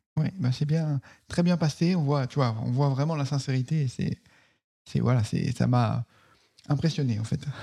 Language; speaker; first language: French; native; French